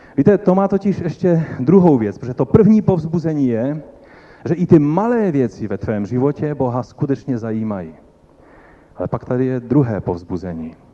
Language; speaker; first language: Czech; non-native, local second language; Polish